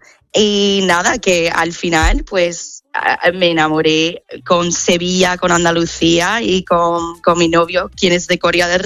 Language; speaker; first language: Spanish; non-native, fluent; English